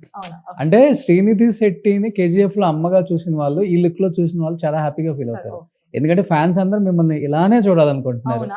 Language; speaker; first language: Telugu; native; Telugu